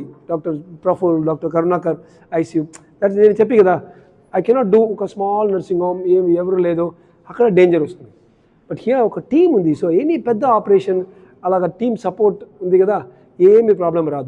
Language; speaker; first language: Telugu; non-native, learner; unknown